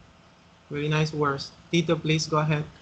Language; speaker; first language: English; non-native, fluent; Spanish